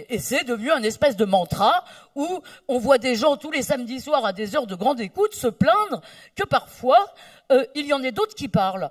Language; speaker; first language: French; native; French